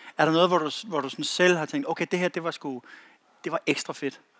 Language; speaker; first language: Danish; native; Danish